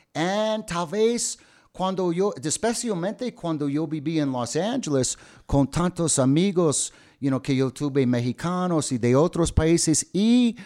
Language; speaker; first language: Spanish; non-native, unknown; English